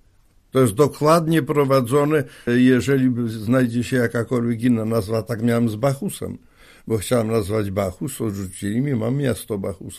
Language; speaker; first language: Polish; native; Polish